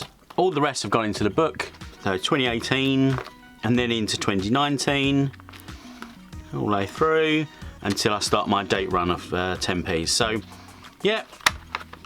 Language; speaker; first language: English; native; English